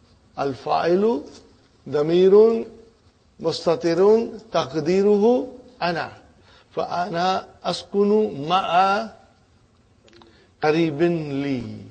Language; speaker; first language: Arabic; non-native, fluent; Urdu